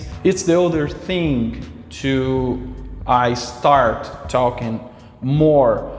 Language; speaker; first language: English; non-native, local second language; Portuguese